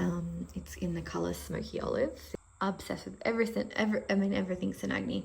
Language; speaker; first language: English; native; English